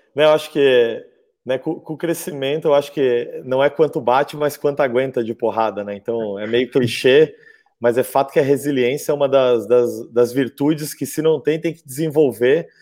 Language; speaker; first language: Portuguese; native; Portuguese